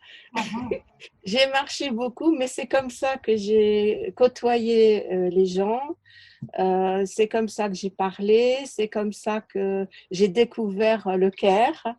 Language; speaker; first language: French; native; French